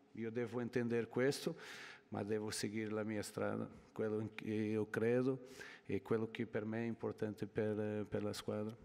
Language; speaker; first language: Italian; non-native, learner; Portuguese